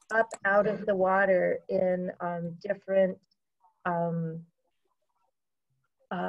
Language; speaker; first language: English; native; English